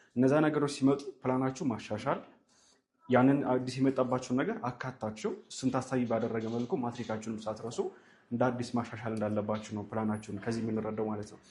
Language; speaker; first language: Amharic; native; Amharic